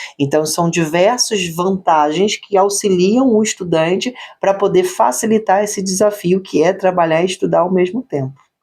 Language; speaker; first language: Portuguese; native; Portuguese